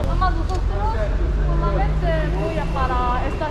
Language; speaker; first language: Spanish; non-native, learner; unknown